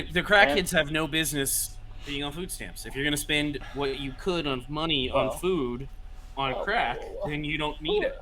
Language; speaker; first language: English; native; English